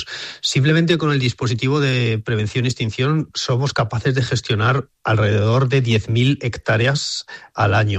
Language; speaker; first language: Spanish; native; Spanish